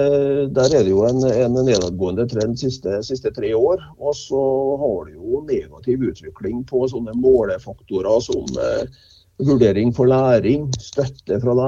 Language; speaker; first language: Norwegian; native; Norwegian